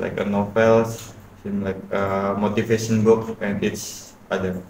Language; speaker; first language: English; non-native, learner; Indonesian